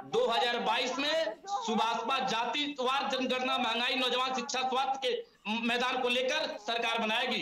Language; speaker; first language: Hindi; native; Hindi